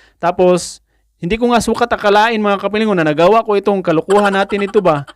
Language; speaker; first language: Filipino; non-native, local second language; Cebuano